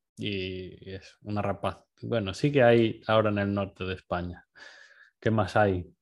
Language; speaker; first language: Spanish; native; Spanish